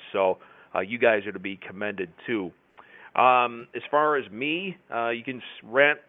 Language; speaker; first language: English; native; English